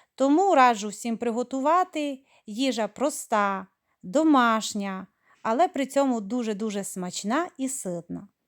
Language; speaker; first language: Ukrainian; native; Ukrainian